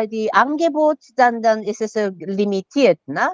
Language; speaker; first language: German; non-native, fluent; Japanese